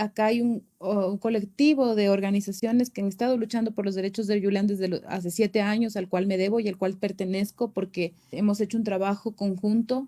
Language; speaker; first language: Spanish; native; Spanish